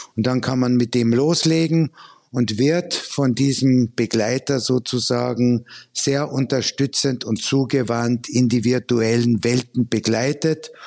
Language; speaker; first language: German; native; German